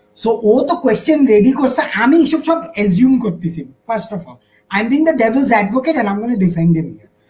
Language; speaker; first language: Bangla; native; Bangla